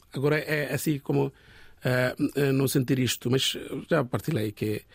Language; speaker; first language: Portuguese; non-native, learner; Bangla